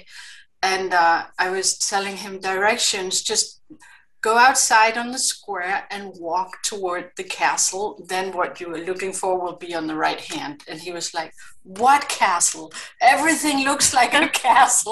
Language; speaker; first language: English; non-native, fluent; Kalaallisut